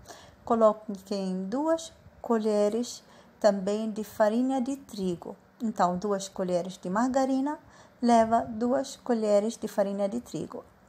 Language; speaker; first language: Portuguese; non-native, fluent; Arabic